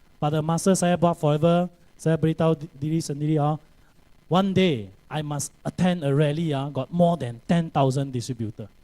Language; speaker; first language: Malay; non-native, local second language; Chinese